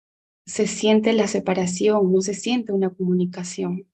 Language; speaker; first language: Spanish; native; Spanish